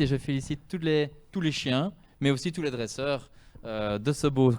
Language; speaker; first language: French; native; French